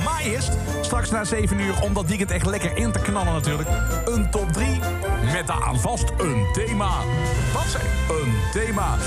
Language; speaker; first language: Dutch; native; Dutch